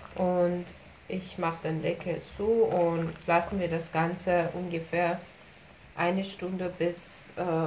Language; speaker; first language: German; non-native, fluent; Persian